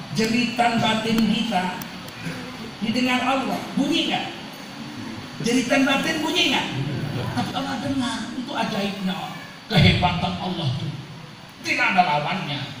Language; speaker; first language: Indonesian; native; Indonesian